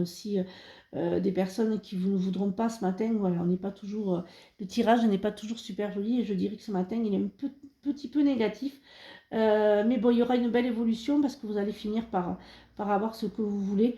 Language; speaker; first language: French; native; French